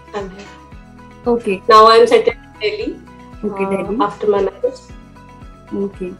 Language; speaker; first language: Hindi; native; Hindi